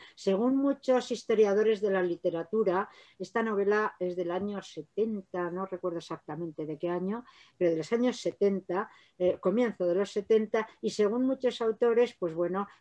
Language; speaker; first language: Spanish; native; Spanish